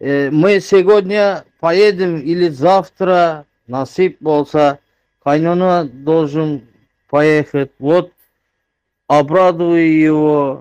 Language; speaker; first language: Russian; non-native, learner; Turkmen